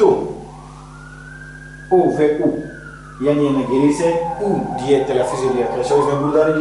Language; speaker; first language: Turkish; non-native, fluent; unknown